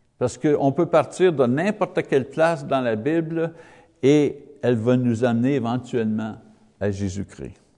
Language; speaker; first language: French; non-native, learner; English